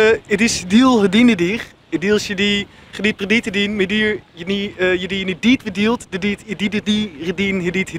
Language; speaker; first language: Dutch; native; Dutch